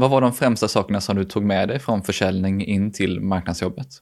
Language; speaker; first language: Swedish; native; Swedish